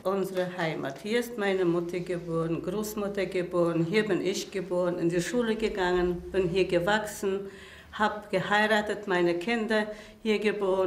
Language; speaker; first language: German; early bilingual, heritage; German